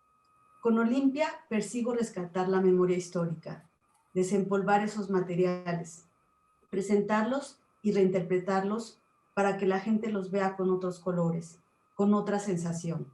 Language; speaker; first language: Spanish; native; Spanish